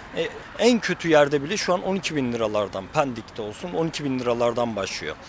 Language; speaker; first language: Turkish; native; Turkish